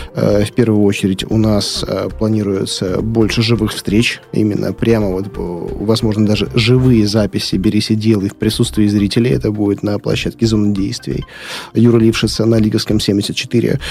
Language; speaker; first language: Russian; native; Russian